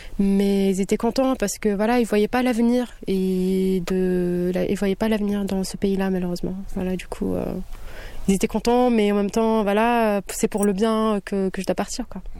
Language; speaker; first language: French; non-native, local second language; Kabyle